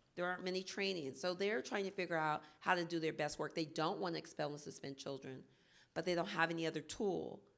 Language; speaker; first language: English; native; English